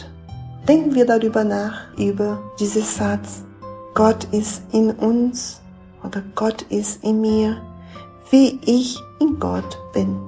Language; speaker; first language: German; non-native, fluent; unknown